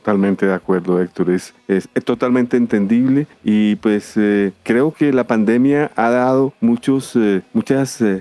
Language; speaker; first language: Spanish; native; Spanish